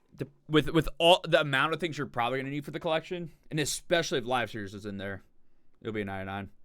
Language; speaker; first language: English; native; English